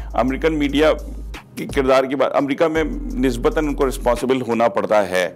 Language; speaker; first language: Urdu; native; Urdu